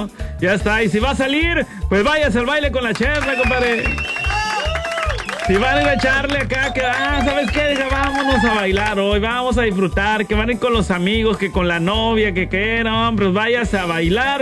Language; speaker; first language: Spanish; native; Spanish